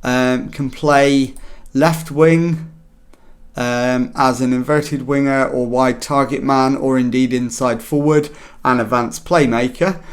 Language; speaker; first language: English; native; English